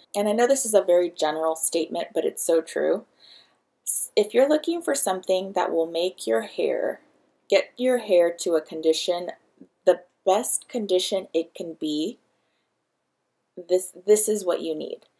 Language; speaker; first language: English; early bilingual, other home language; Spanish